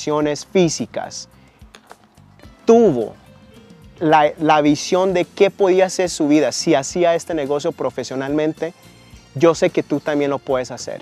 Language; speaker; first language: Spanish; early bilingual, heritage; Spanish